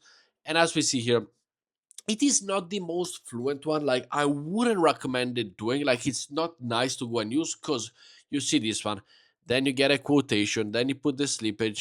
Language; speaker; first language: English; non-native, fluent; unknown